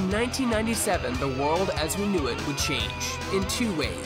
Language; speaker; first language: English; native; English